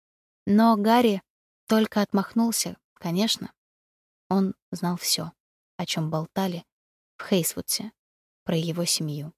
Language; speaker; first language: Russian; native; Russian